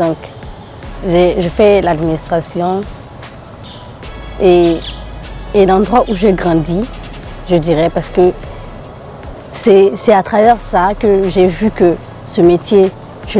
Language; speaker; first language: French; non-native, local second language; Fula